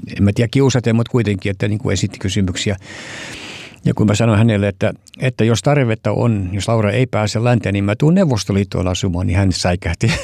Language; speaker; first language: Finnish; early bilingual, heritage; Finnish